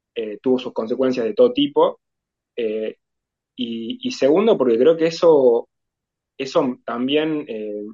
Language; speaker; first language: Spanish; native; Spanish